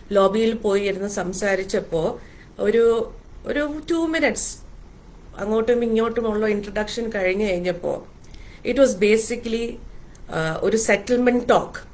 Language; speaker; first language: Malayalam; early bilingual, heritage; Malayalam